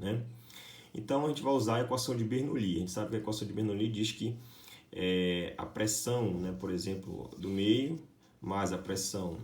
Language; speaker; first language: Portuguese; native; Portuguese